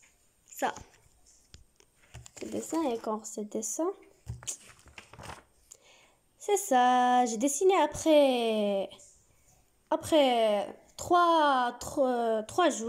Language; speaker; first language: French; non-native, learner; Arabic